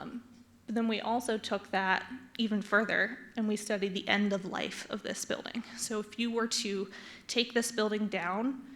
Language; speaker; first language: English; native; English